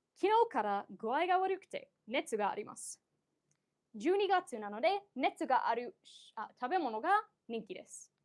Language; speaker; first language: Japanese; non-native, fluent; English